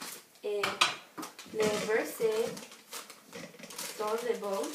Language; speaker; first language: French; non-native, learner; English